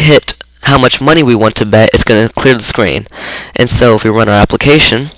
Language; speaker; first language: English; native; English